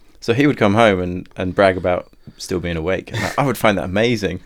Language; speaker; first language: English; native; English